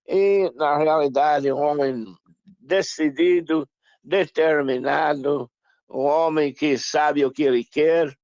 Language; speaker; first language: Portuguese; non-native, fluent; English